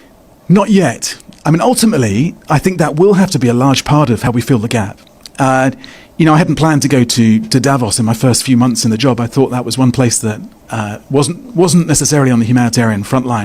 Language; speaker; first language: English; native; English